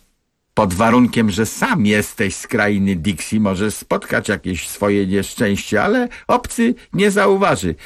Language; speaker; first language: Polish; native; Polish